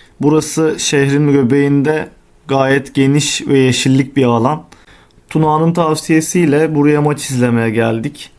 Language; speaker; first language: Turkish; native; Turkish